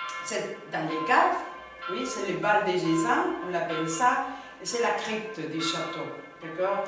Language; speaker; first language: French; non-native, learner; Spanish